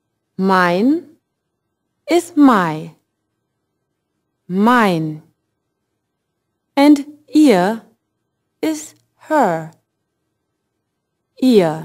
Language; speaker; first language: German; non-native, fluent; English